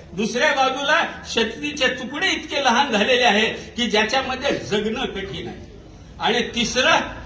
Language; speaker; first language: Marathi; non-native, local second language; Urdu